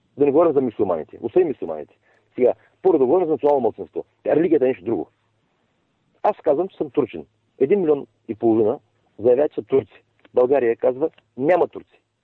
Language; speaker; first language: Bulgarian; non-native, local second language; Turkish